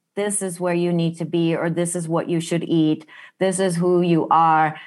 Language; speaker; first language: English; non-native, fluent; Japanese